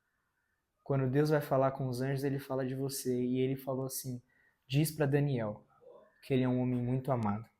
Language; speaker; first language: Portuguese; native; Portuguese